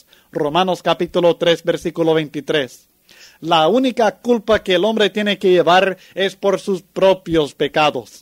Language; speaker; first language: Spanish; native; Spanish